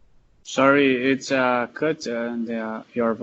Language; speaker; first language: English; non-native, learner; Portuguese